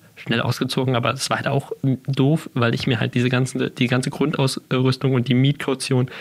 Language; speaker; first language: German; native; German